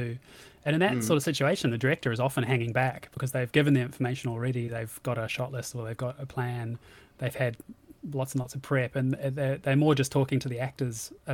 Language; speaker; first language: English; native; English